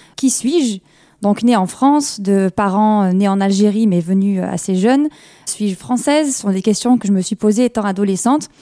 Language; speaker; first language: French; early bilingual, other home language; Kabyle